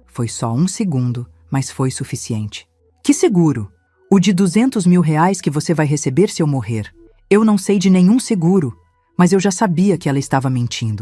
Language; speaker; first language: Portuguese; native; Portuguese